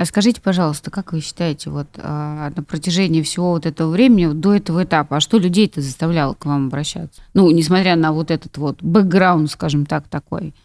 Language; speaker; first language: Russian; native; Russian